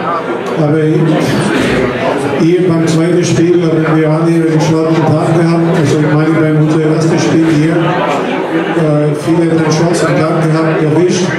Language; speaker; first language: German; non-native, fluent; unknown